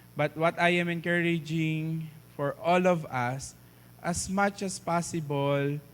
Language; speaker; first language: English; non-native, fluent; Filipino